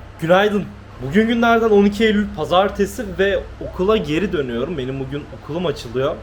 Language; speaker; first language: Turkish; native; Turkish